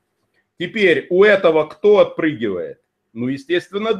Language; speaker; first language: Russian; native; Russian